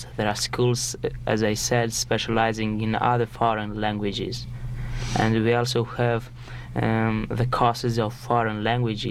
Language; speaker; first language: English; non-native, fluent; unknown